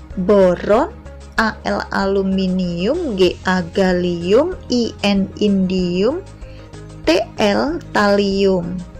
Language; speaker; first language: Indonesian; non-native, local second language; Javanese